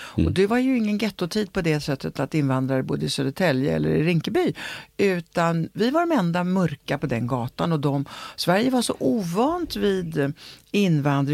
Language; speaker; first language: Swedish; early bilingual, other home language; Italian